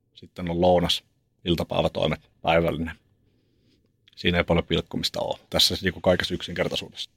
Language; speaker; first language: Finnish; native; Finnish